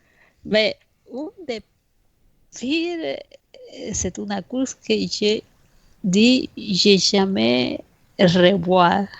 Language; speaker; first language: French; non-native, fluent; Spanish